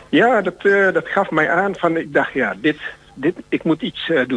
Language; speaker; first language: Dutch; non-native, fluent; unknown